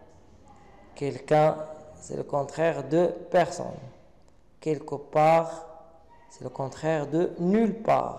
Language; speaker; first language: French; non-native, local second language; Arabic